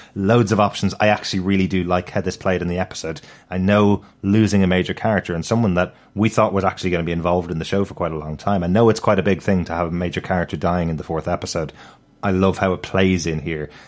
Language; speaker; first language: English; native; English